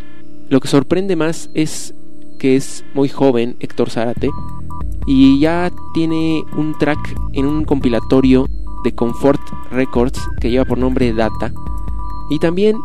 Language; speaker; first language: Spanish; native; Spanish